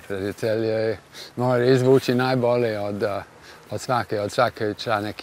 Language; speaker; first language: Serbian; non-native, fluent; English